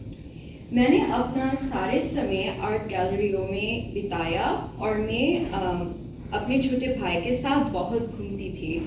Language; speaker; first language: Hindi; non-native, learner; Bangla